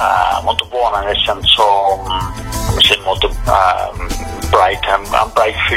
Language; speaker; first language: Italian; non-native, fluent; English